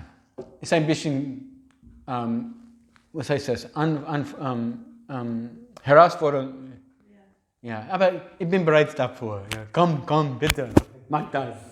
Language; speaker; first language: German; non-native, learner; English